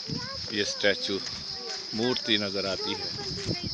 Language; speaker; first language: Hindi; native; Hindi